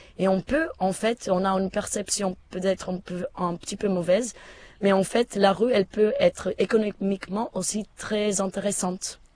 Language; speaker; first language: French; non-native, fluent; Portuguese